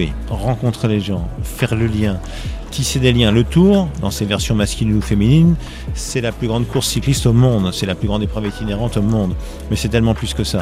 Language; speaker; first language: French; native; French